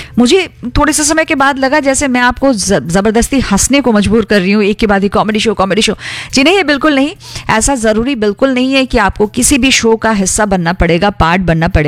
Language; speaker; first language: Hindi; non-native, local second language; Bangla